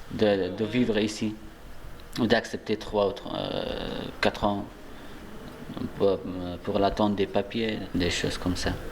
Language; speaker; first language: French; non-native, learner; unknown